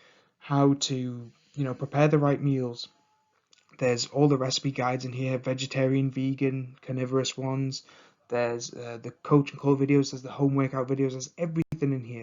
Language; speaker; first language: English; native; English